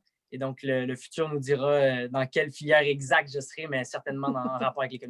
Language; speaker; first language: French; native; French